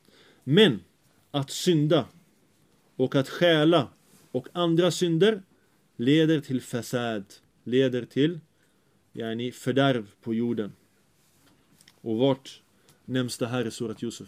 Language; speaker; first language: Swedish; early bilingual, other home language; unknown